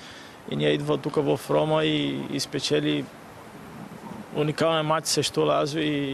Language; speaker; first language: Bulgarian; non-native, learner; Portuguese